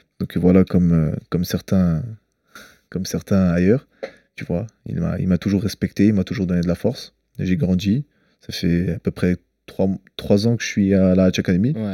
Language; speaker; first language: French; early bilingual, other home language; Chechen